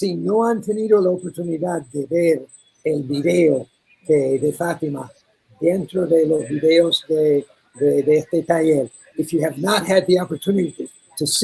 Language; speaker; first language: Spanish; non-native, learner; English